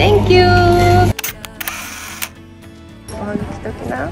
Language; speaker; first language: Japanese; native; Japanese